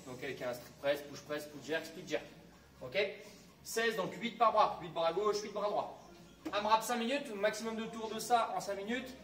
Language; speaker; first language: French; native; French